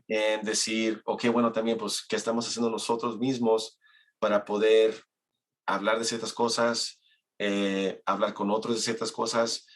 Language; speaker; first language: Spanish; early bilingual, heritage; Spanish